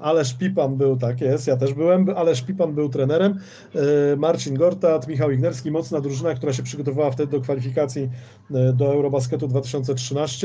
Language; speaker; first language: Polish; native; Polish